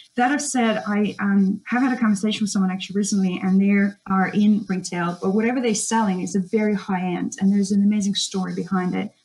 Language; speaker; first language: English; non-native, fluent; Russian